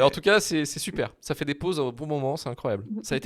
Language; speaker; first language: French; native; French